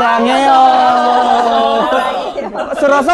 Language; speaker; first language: Indonesian; native; Indonesian